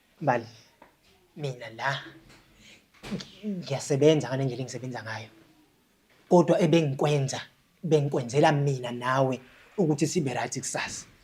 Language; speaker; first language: Zulu; native; Zulu